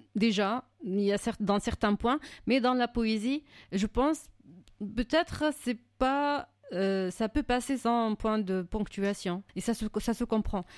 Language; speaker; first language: French; non-native, fluent; Arabic